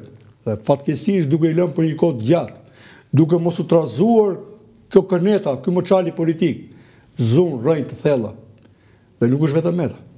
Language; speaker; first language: Albanian; native; Albanian